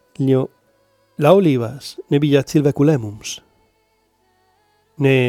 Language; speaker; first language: Latvian; non-native, learner; Spanish